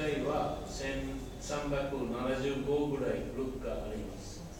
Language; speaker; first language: Japanese; non-native, learner; Bangla